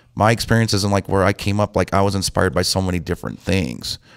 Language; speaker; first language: English; native; English